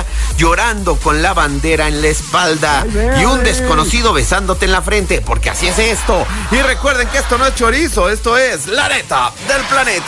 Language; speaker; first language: Spanish; native; Spanish